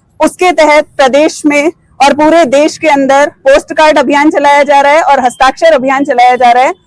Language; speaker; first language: Hindi; native; Hindi